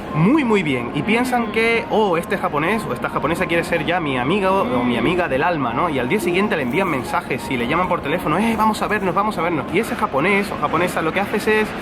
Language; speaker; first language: Spanish; native; Spanish